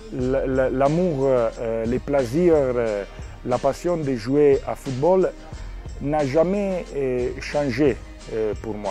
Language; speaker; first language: French; non-native, learner; Italian